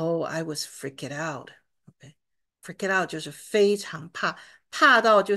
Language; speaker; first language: English; non-native, fluent; Chinese